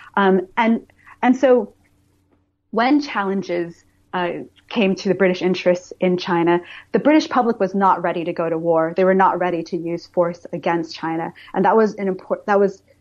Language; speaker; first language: English; native; English